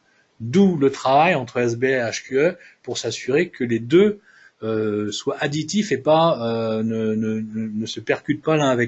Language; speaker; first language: French; native; French